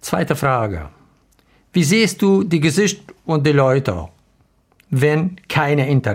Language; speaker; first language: German; non-native, learner; Arabic